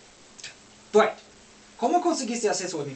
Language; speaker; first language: Spanish; non-native, learner; English